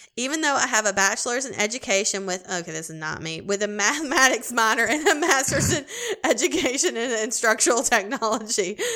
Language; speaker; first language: English; native; English